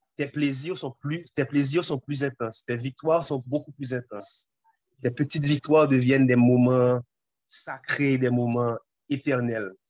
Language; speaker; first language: French; non-native, local second language; Haitian Creole